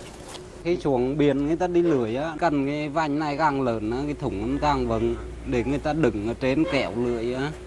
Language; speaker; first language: Vietnamese; native; Vietnamese